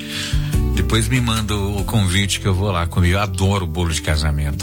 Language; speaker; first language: Portuguese; native; Portuguese